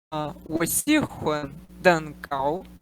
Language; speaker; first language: Chinese; non-native, learner; Portuguese